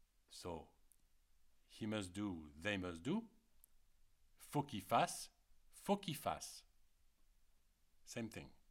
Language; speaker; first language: French; native; French